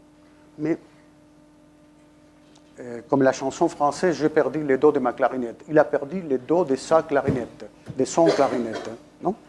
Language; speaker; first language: French; non-native, fluent; Spanish